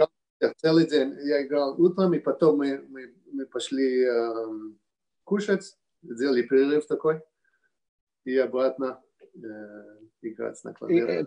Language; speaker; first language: Russian; early bilingual, heritage; Russian